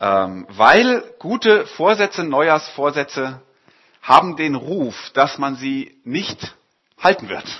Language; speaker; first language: German; native; German